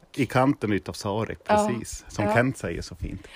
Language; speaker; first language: Swedish; non-native, fluent; German